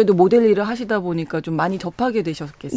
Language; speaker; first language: Korean; native; Korean